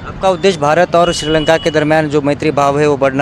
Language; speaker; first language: Hindi; non-native, local second language; Marathi